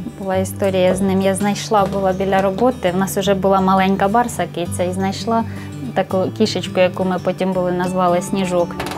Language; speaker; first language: Ukrainian; native; Ukrainian